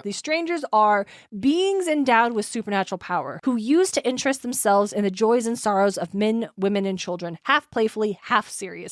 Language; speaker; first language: English; native; English